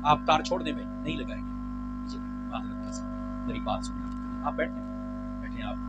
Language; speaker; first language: Urdu; non-native, local second language; Punjabi